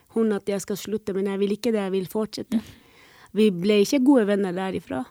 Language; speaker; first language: Norwegian; non-native, fluent; Somali